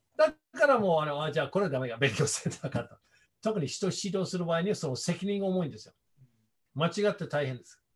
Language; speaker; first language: Japanese; non-native, fluent; English